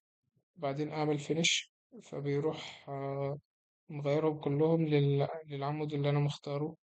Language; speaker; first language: Arabic; native; Arabic